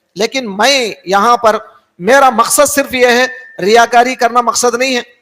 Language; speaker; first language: Urdu; native; Urdu